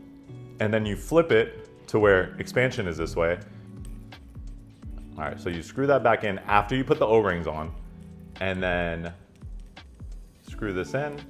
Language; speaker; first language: English; native; English